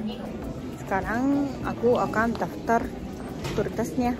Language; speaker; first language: Indonesian; non-native, learner; Japanese